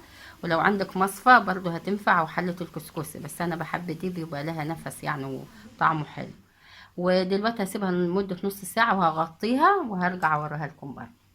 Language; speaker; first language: Arabic; native; Arabic